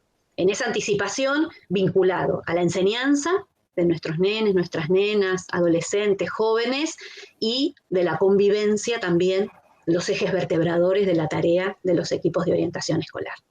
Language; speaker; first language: Spanish; native; Spanish